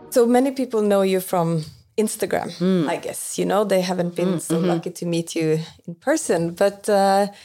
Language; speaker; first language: English; non-native, fluent; Norwegian